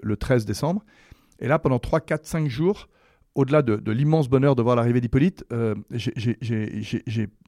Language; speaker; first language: French; native; French